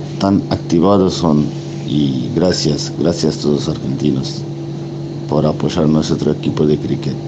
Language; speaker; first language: Spanish; non-native, fluent; Bangla